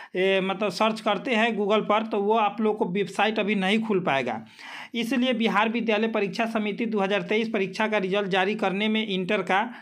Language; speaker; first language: Hindi; native; Hindi